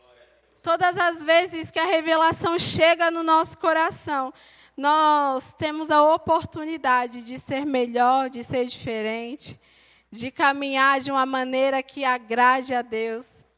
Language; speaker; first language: Portuguese; native; Portuguese